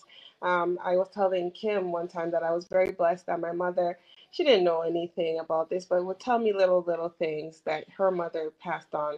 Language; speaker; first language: English; non-native, local second language; Akan